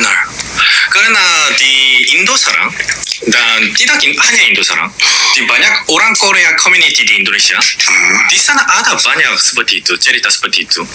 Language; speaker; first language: Indonesian; non-native, fluent; Korean